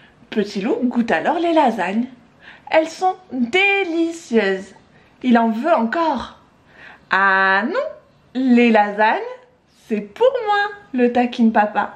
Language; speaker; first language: French; native; French